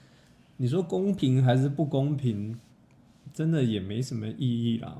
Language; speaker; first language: Chinese; native; Chinese